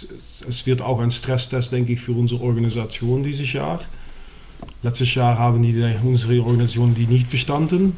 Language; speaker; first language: German; non-native, fluent; Dutch